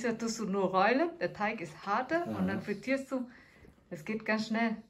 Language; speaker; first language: German; non-native, fluent; Vietnamese